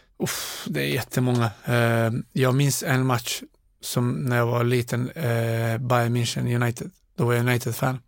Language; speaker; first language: Swedish; non-native, fluent; Bosnian